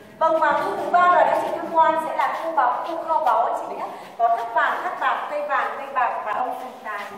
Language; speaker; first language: Vietnamese; non-native, local second language; Tày